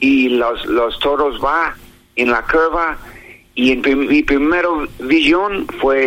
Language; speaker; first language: Spanish; non-native, learner; English